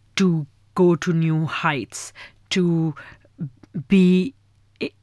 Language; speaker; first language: English; non-native, local second language; Urdu